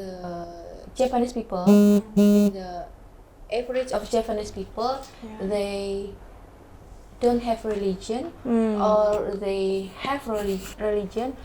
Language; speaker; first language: English; non-native, learner; Indonesian